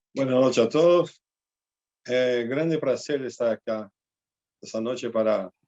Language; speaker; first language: Spanish; non-native, learner; Portuguese